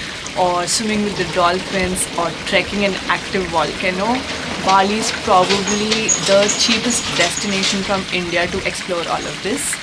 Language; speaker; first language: English; non-native, local second language; Hindi